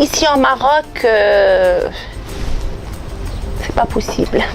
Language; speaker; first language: French; non-native, local second language; Arabic